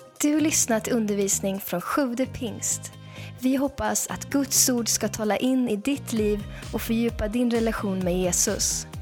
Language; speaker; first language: Swedish; native; Swedish